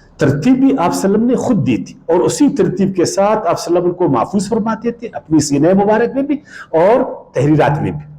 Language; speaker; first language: Urdu; non-native, local second language; Pashto